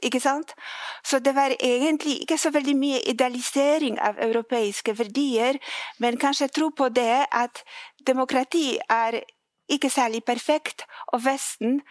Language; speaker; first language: Norwegian; non-native, fluent; Polish